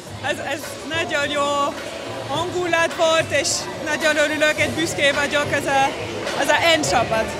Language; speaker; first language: Hungarian; non-native, learner; French